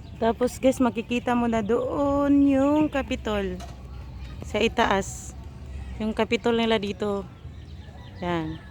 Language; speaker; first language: Filipino; non-native, local second language; Cebuano